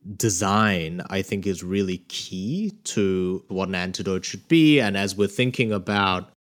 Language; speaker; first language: English; early bilingual, other home language; Korean